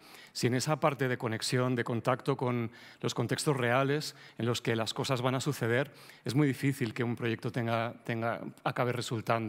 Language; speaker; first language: Spanish; native; Spanish